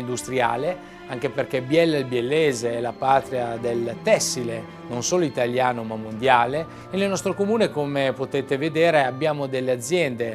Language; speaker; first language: Italian; native; Italian